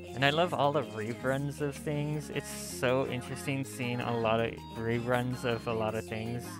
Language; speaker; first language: English; native; English